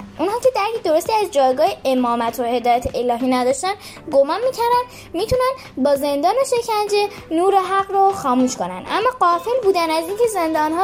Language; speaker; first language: Persian; native; Persian